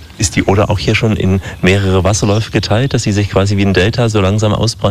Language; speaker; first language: German; native; German